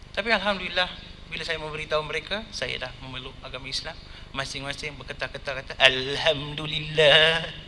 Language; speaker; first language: Malay; non-native, local second language; Tamil